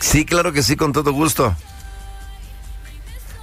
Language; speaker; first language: Spanish; native; Spanish